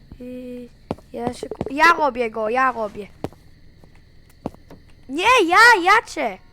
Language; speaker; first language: Polish; early bilingual, heritage; Polish